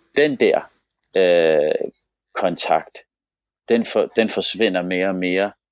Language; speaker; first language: Danish; early bilingual, other home language; Arabic